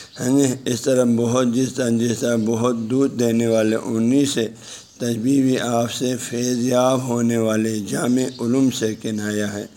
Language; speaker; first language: Urdu; non-native, local second language; Balti